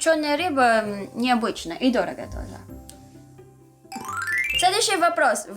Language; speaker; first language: Russian; non-native, learner; Filipino